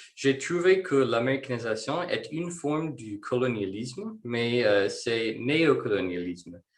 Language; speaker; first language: French; non-native, learner; English